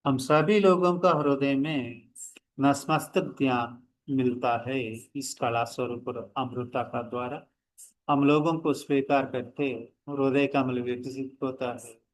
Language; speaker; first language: Hindi; non-native, local second language; Telugu